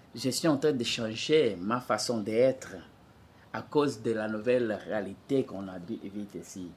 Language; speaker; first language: French; non-native, fluent; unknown